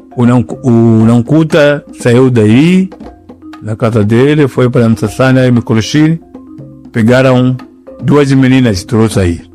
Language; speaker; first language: Portuguese; non-native, local second language; Yao